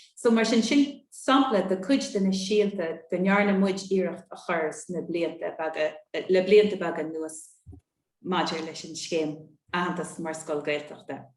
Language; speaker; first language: Irish; native; Irish